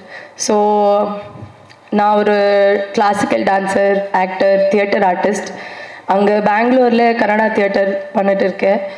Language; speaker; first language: Tamil; non-native, local second language; Kannada